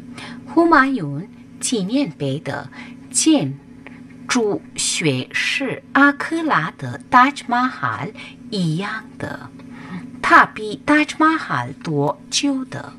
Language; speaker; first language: Chinese; non-native, learner; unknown